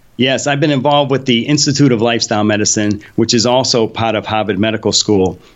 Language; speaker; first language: English; early bilingual, other home language; Polish